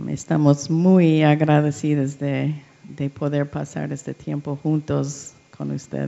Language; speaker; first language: Spanish; non-native, learner; English